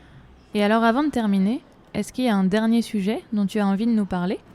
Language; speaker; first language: French; native; French